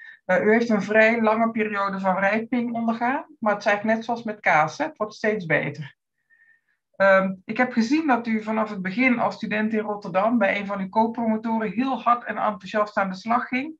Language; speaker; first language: Dutch; native; Dutch